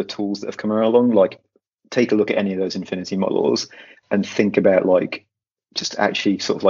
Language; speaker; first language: English; native; English